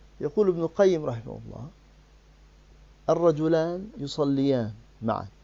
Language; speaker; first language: Arabic; native; Arabic